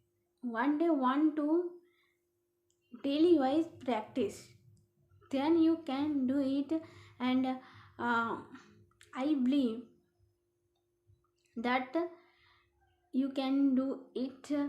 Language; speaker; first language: English; non-native, learner; Hindi